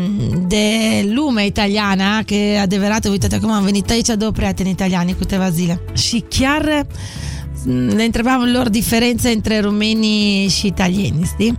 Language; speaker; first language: Romanian; non-native, fluent; Italian